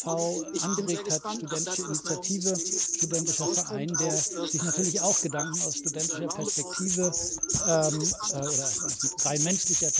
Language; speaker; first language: German; native; German